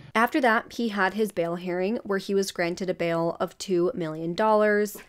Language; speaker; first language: English; native; English